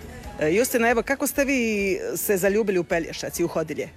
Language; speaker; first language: Serbian; native; Serbian